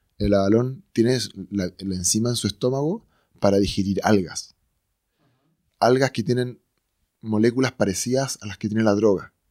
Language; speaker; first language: Spanish; native; Spanish